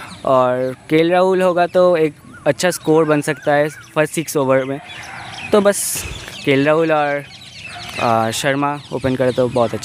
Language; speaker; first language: Hindi; non-native, local second language; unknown